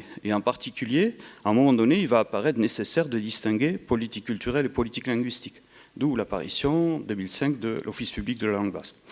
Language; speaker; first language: French; native; French